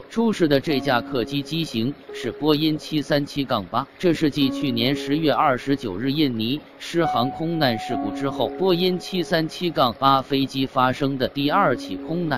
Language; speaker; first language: Chinese; native; Chinese